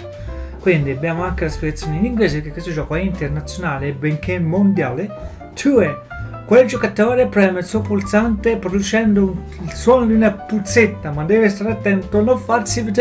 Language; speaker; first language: Italian; native; Italian